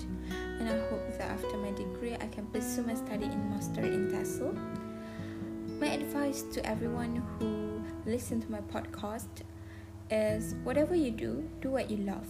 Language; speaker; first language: English; non-native, local second language; Pattani Malay